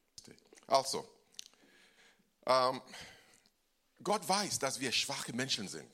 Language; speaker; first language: German; non-native, fluent; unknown